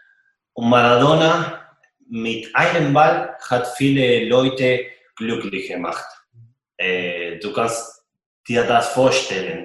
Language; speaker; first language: German; non-native, fluent; Spanish